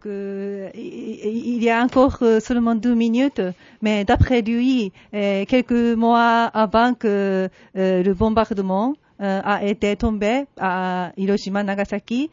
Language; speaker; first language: French; non-native, fluent; Japanese